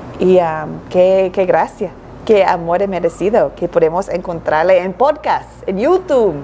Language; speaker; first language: Spanish; non-native, fluent; English